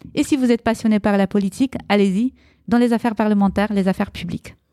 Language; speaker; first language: French; early bilingual, other home language; Romanian